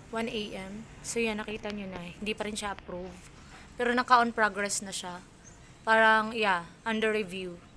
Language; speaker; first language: Filipino; non-native, local second language; Waray